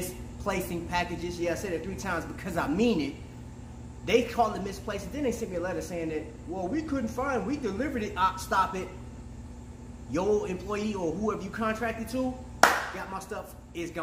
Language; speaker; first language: English; native; English